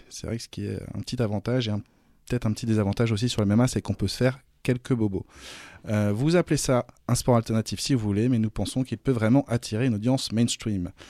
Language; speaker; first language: French; native; French